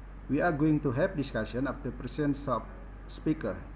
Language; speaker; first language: English; non-native, fluent; Indonesian